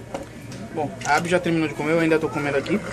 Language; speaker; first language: Portuguese; native; Portuguese